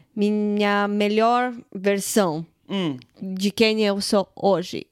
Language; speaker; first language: Portuguese; non-native, fluent; Russian